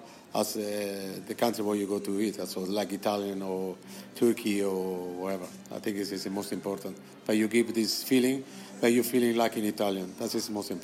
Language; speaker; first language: English; non-native, fluent; Italian